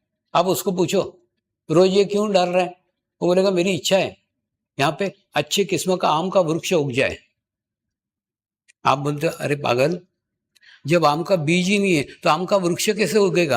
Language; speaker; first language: Hindi; native; Hindi